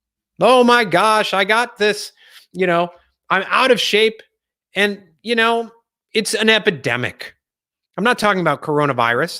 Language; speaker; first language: English; native; English